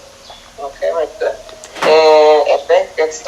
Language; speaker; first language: English; non-native, fluent; Spanish